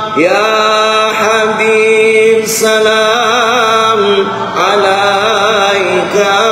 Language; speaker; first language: Malay; non-native, local second language; Buginese